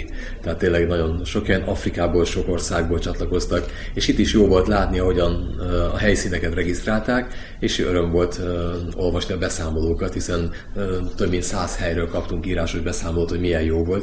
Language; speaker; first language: Hungarian; native; Hungarian